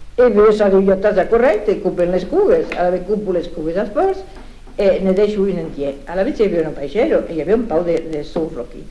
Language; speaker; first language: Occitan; native; Occitan